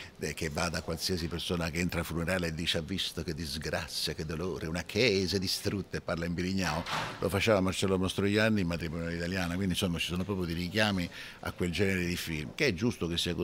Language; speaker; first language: Italian; native; Italian